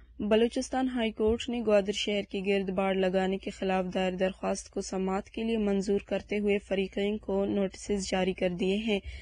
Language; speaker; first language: Urdu; non-native, local second language; Baluchi